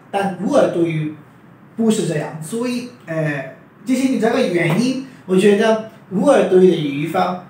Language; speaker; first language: Chinese; non-native, fluent; Urdu